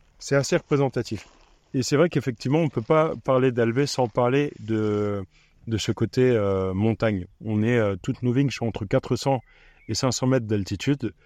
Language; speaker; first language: French; native; French